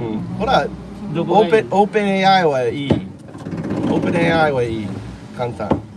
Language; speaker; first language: Japanese; non-native, learner; English